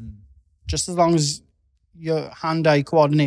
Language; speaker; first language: English; native; English